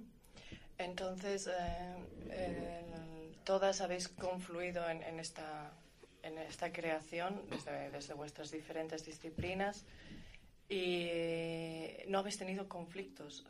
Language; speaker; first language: Spanish; native; Spanish